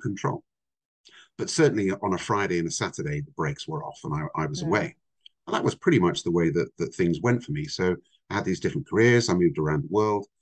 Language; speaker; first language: English; native; English